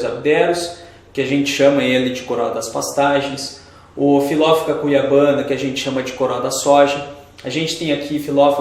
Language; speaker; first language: Portuguese; native; Portuguese